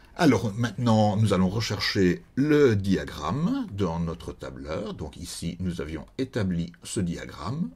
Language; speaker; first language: French; native; French